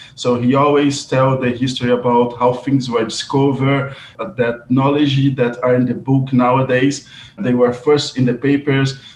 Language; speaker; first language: English; non-native, fluent; Portuguese